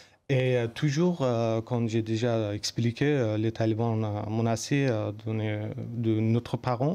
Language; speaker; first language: French; non-native, learner; Persian